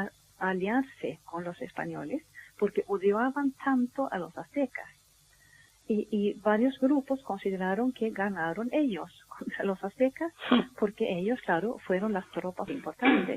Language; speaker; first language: Spanish; non-native, fluent; Swedish